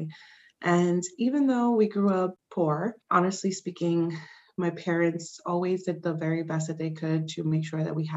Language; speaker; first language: English; early bilingual, other home language; Spanish